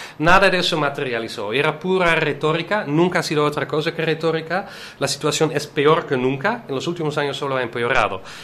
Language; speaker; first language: Spanish; non-native, fluent; Dutch